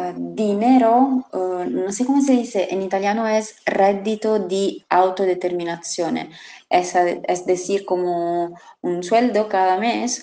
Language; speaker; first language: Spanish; non-native, fluent; Italian